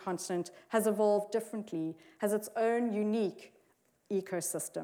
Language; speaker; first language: English; native; English